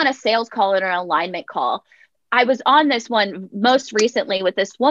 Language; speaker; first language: English; native; English